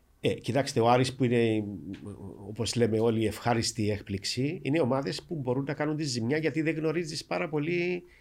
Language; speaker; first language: Greek; native; Greek